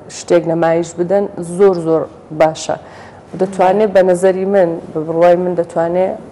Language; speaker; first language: Central Kurdish; native; Central Kurdish